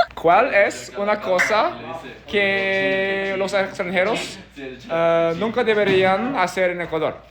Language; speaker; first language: Spanish; non-native, learner; English